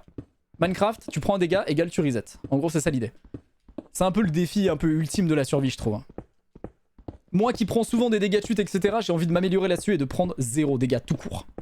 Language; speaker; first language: French; native; French